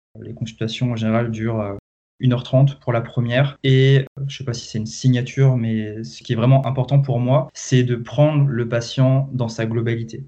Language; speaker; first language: French; native; French